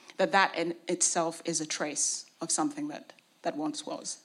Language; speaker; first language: English; native; English